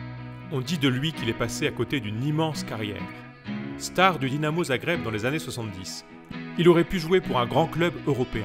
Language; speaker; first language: French; native; French